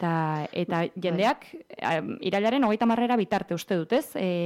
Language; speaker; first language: Basque; native; Basque